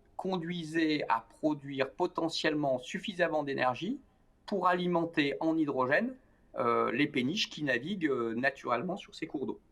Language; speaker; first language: French; native; French